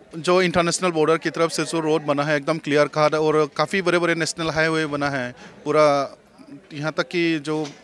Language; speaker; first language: Hindi; non-native, local second language; Chakma